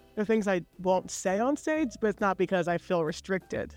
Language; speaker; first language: English; native; English